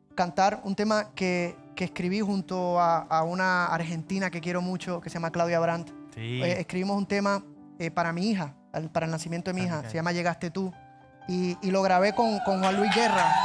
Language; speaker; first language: Spanish; native; Spanish